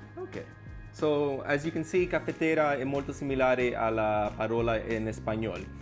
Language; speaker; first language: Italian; non-native, learner; English